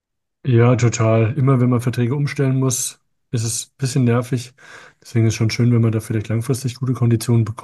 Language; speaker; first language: German; native; German